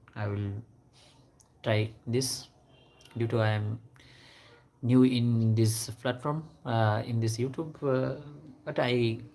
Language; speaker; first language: English; non-native, local second language; Bangla